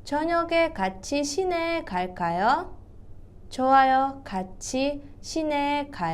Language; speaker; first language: Korean; non-native, fluent; Indonesian